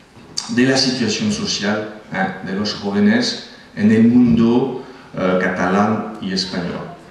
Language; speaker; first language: Spanish; non-native, fluent; French